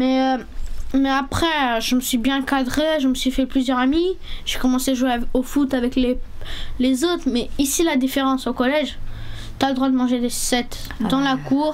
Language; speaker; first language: French; early bilingual, other home language; Romanian